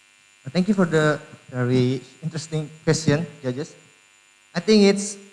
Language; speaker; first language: English; non-native, learner; Indonesian